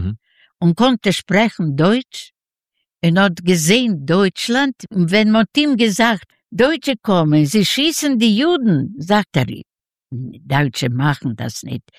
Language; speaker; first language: German; non-native, learner; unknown